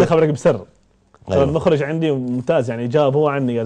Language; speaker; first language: Arabic; native; Arabic